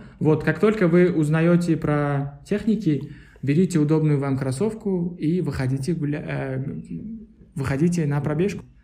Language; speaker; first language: Russian; non-native, local second language; Uzbek